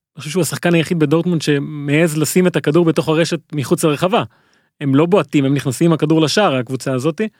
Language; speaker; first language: Hebrew; native; Hebrew